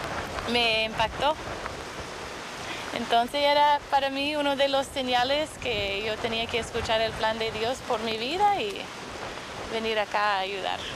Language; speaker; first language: Spanish; non-native, fluent; English